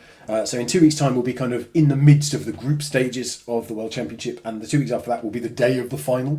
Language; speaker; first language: English; native; English